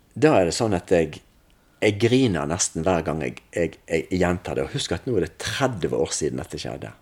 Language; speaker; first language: Norwegian; native; Norwegian